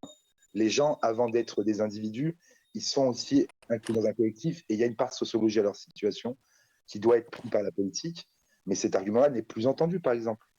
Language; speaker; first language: French; native; French